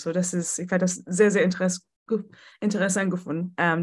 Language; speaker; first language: German; non-native, learner; English